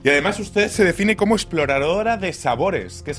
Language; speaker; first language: Spanish; native; Spanish